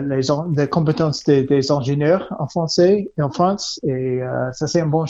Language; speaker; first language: French; non-native, learner; English